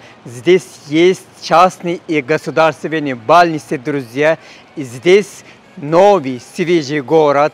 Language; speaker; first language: Russian; non-native, fluent; Turkish